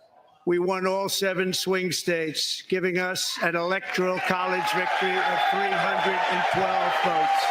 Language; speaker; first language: English; native; English